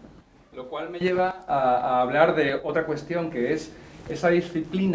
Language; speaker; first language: Spanish; native; Spanish